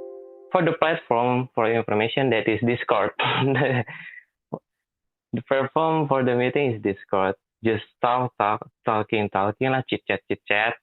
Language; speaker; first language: English; non-native, learner; Indonesian